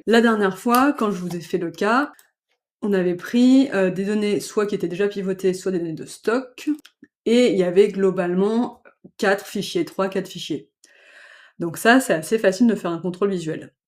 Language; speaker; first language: French; native; French